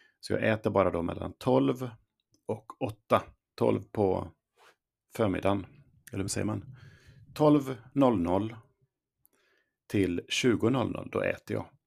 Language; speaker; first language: Swedish; native; Swedish